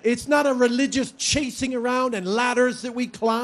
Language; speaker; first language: English; native; English